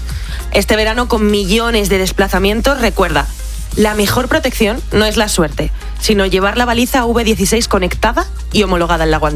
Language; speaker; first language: Spanish; native; Spanish